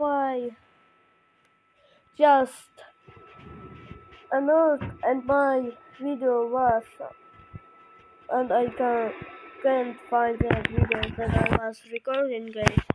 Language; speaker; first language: English; non-native, learner; Ukrainian